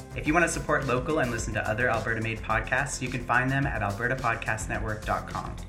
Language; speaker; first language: English; native; English